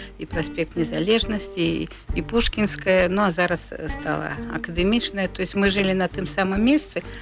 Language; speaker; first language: Belarusian; native; Belarusian